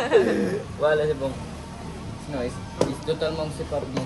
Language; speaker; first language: French; non-native, learner; Indonesian